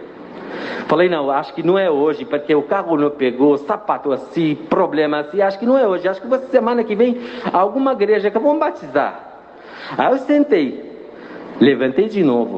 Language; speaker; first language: Portuguese; non-native, fluent; Arabic